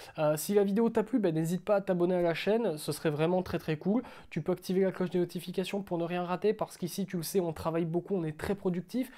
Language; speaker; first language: French; native; French